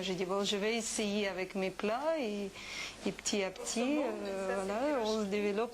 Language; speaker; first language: French; non-native, fluent; Ukrainian